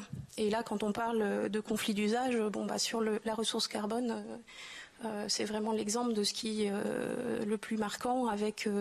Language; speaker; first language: French; native; French